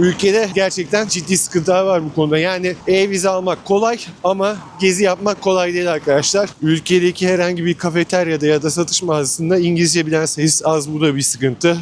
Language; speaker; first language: Turkish; native; Turkish